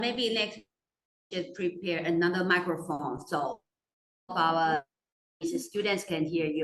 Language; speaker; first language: English; non-native, fluent; Chinese